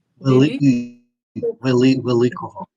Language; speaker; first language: Ukrainian; non-native, learner; Russian